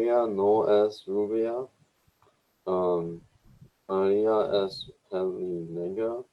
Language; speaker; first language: Spanish; non-native, learner; English